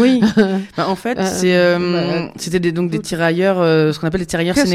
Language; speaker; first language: French; native; French